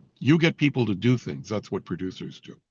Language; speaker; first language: English; native; English